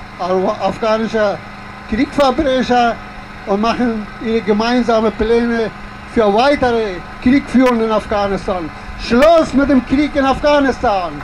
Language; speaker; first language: German; non-native, fluent; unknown